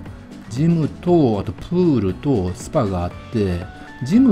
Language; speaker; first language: Japanese; native; Japanese